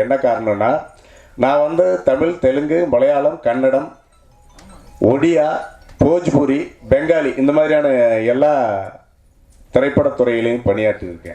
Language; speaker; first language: Tamil; native; Tamil